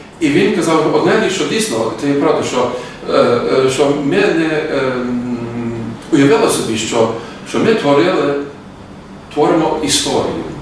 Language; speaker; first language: Ukrainian; early bilingual, heritage; Ukrainian